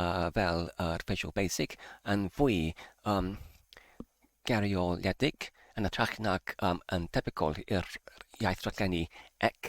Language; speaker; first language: Welsh; non-native, learner; English